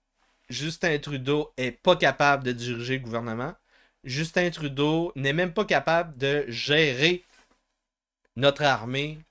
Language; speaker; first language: French; native; French